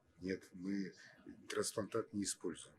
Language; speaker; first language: Russian; native; Russian